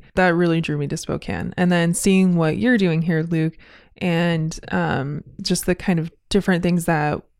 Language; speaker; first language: English; native; English